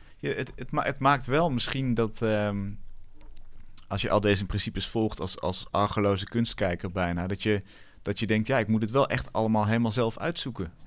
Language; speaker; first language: Dutch; native; Dutch